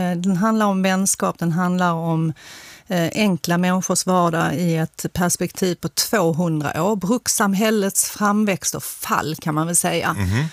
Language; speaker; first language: Swedish; early bilingual, other home language; Finnish